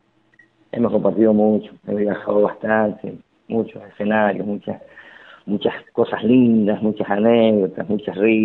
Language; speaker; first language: Spanish; native; Spanish